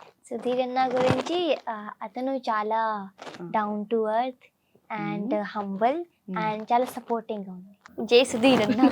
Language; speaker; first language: Telugu; non-native, learner; Hindi